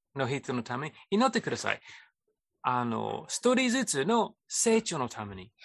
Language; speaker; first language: Japanese; non-native, fluent; English